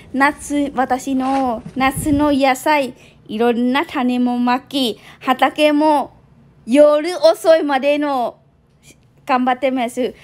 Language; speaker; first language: Japanese; non-native, learner; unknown